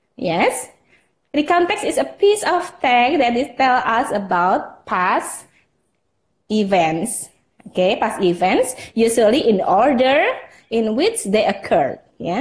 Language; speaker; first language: English; non-native, fluent; Indonesian